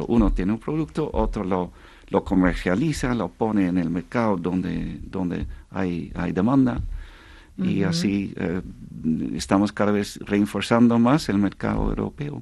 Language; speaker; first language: Spanish; non-native, fluent; Dutch